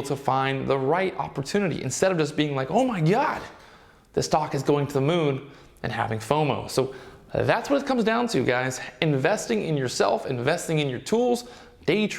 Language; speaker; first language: English; native; English